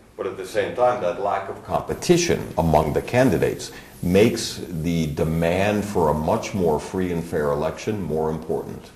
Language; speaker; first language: English; early bilingual, other home language; Armenian